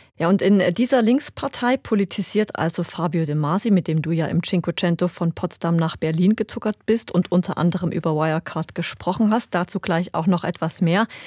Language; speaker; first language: German; native; German